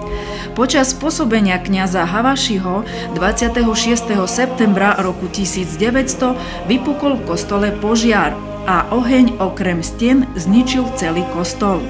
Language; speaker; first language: Slovak; native; Slovak